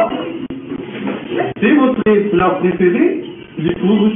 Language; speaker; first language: French; non-native, learner; Spanish